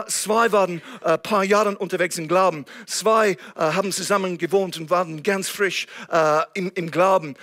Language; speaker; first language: German; non-native, fluent; English